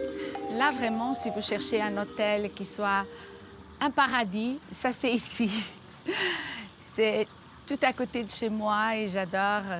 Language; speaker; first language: French; non-native, fluent; Portuguese